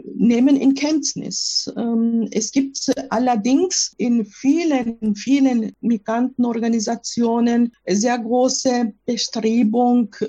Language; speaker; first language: German; non-native, fluent; Japanese